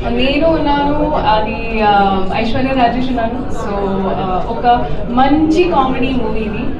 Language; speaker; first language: Telugu; non-native, learner; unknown